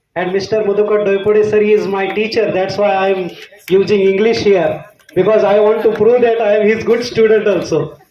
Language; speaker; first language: English; non-native, local second language; Marathi